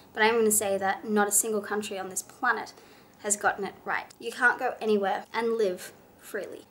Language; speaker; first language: English; native; English